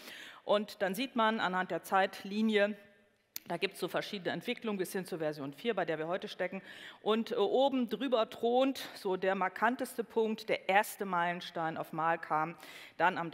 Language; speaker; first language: German; native; German